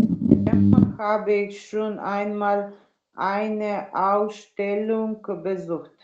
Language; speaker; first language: German; non-native, learner; Macedonian